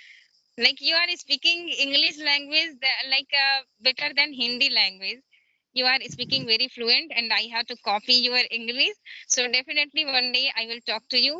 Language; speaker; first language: English; non-native, learner; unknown